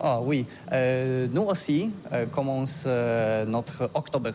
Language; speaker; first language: French; non-native, learner; Polish